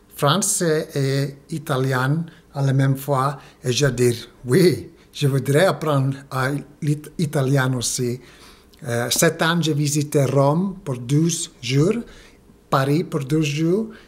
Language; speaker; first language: French; non-native, learner; Spanish